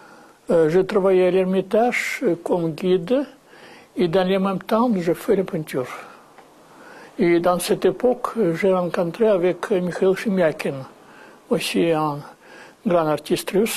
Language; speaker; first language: French; non-native, fluent; Russian